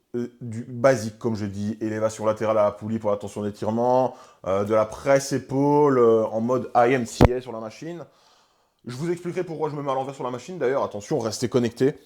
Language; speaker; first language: French; native; French